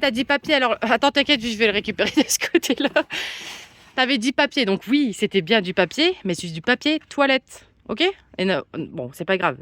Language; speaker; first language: French; native; French